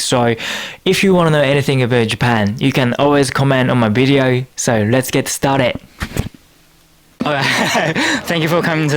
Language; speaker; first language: English; non-native, learner; Japanese